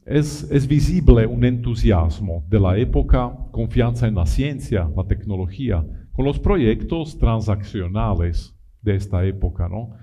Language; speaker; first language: Spanish; non-native, fluent; Italian